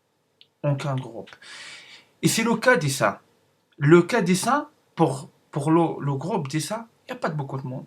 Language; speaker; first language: French; non-native, learner; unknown